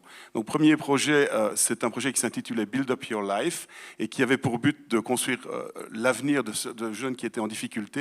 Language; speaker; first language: French; native; French